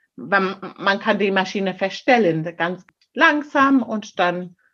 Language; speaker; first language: German; non-native, fluent; English